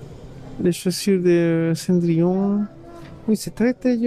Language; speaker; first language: French; non-native, fluent; Spanish